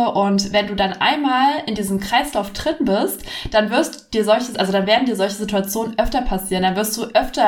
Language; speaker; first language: German; native; German